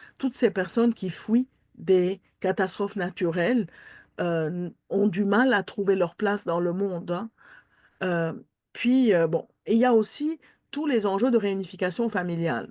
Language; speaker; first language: French; non-native, local second language; Armenian